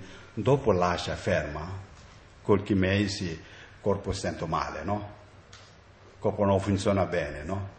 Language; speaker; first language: Italian; non-native, learner; Tibetan